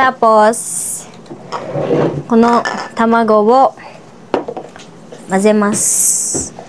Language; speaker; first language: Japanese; early bilingual, other home language; Filipino